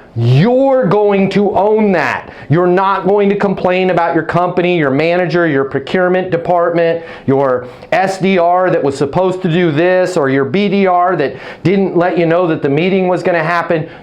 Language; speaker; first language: English; native; English